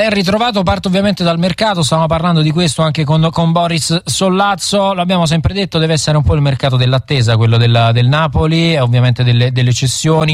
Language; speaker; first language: Italian; native; Italian